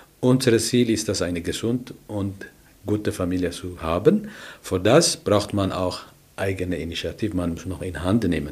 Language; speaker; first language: German; non-native, learner; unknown